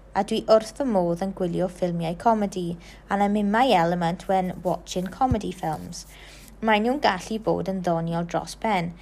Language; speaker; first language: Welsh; non-native, local second language; English